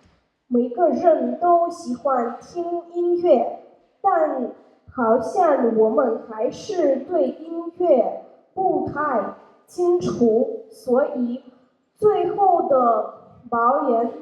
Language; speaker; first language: Chinese; non-native, learner; Russian